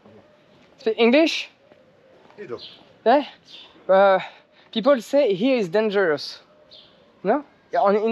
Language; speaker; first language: English; non-native, learner; French